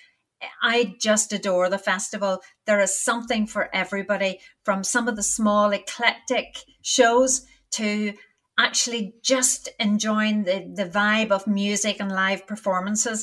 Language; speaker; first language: English; native; English